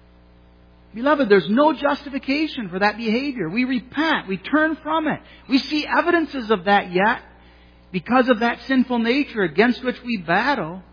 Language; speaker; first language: English; native; English